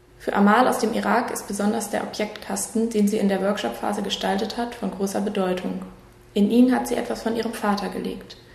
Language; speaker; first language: German; native; German